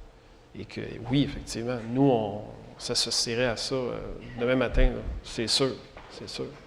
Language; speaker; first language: French; native; French